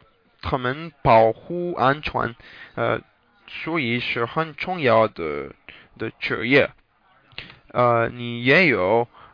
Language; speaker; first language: Chinese; non-native, learner; English